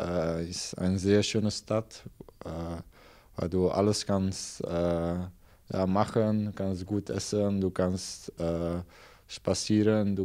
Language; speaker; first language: German; non-native, learner; Dutch